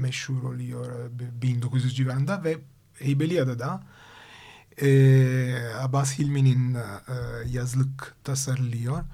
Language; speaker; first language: Turkish; non-native, fluent; Italian